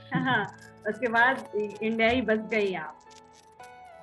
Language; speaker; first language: Hindi; native; Hindi